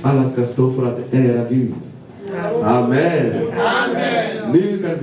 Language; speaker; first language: Swedish; non-native, learner; Lingala